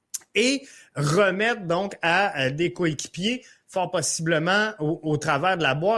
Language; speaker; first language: French; native; French